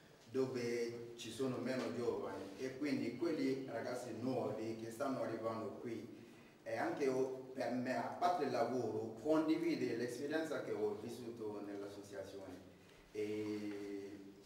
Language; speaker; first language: Italian; non-native, fluent; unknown